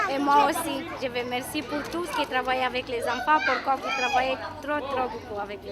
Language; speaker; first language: French; non-native, learner; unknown